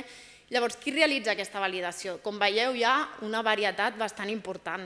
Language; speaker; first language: Catalan; native; Catalan